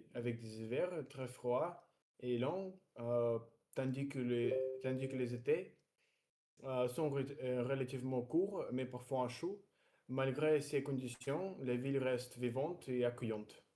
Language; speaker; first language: French; non-native, learner; Russian